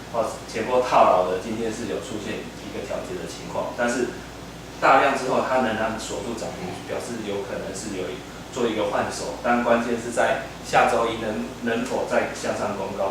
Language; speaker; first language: Chinese; native; Chinese